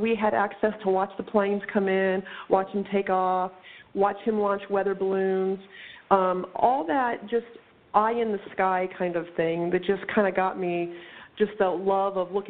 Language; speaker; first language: English; native; English